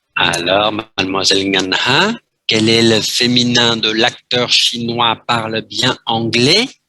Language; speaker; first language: French; non-native, fluent; Vietnamese